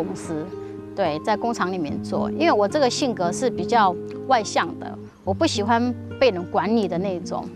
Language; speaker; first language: Chinese; native; Chinese